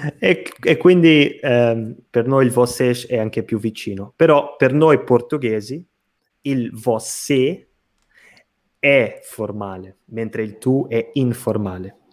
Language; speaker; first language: Italian; non-native, fluent; Portuguese